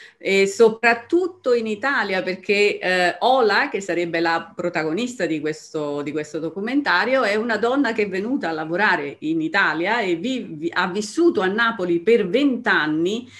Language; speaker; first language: Italian; native; Italian